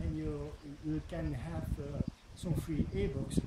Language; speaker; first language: English; non-native, fluent; Dutch